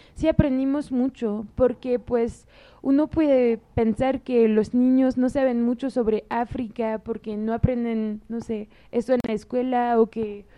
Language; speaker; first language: Spanish; non-native, fluent; French